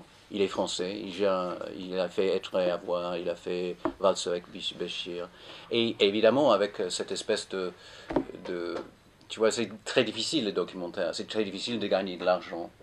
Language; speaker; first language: French; non-native, fluent; English